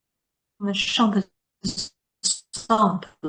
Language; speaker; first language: French; non-native, learner; Chinese